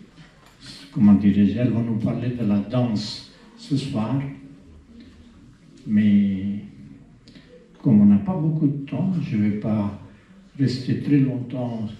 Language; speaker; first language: French; non-native, fluent; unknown